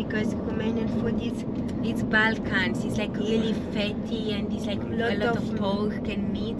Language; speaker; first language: English; non-native, fluent; Romanian